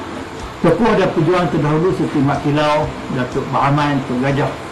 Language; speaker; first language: Malay; native; Malay